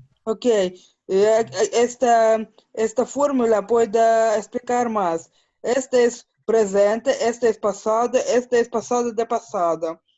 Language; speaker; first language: Spanish; non-native, learner; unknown